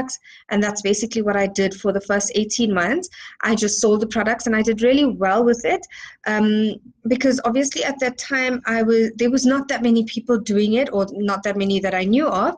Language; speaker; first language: English; native; English